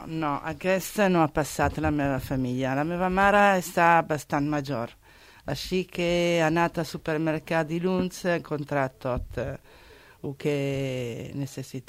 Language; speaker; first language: Catalan; non-native, learner; Italian